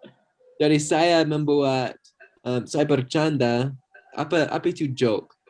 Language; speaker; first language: Indonesian; non-native, fluent; English